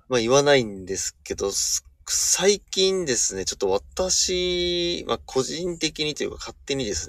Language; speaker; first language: Japanese; native; Japanese